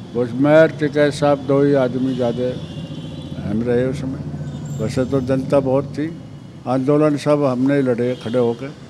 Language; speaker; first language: Hindi; native; Hindi